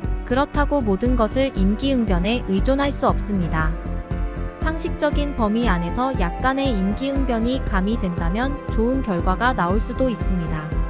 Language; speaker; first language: Korean; native; Korean